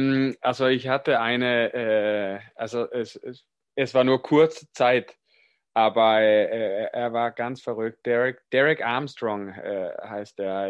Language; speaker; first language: German; non-native, fluent; Danish